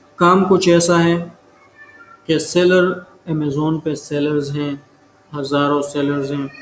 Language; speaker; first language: Urdu; non-native, local second language; Pashto